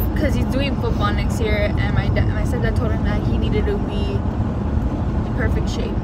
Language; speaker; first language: English; early bilingual, other home language; Spanish